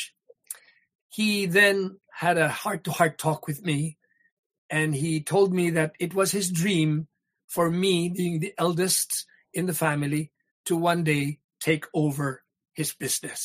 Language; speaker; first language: English; non-native, local second language; Hiligaynon